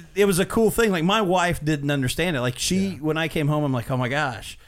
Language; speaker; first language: English; native; English